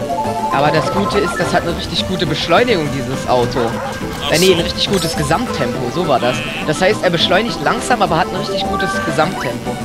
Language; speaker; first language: German; native; German